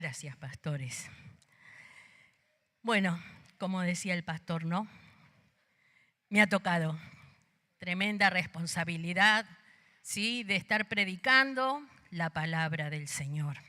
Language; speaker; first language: Spanish; native; Spanish